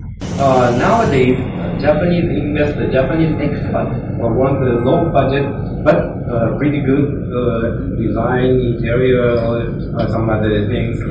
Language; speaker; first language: English; non-native, learner; Japanese